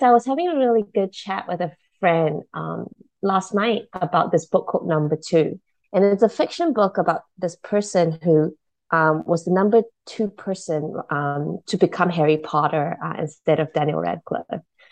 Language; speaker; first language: English; non-native, local second language; Chinese